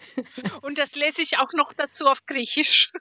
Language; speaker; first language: German; early bilingual, heritage; German